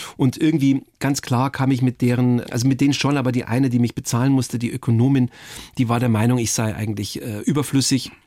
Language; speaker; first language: German; native; German